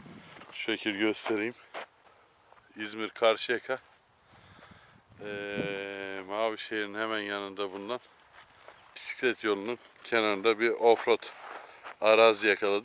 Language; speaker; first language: Turkish; native; Turkish